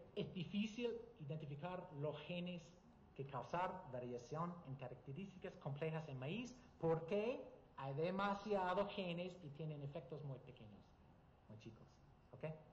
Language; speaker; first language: Spanish; non-native, learner; English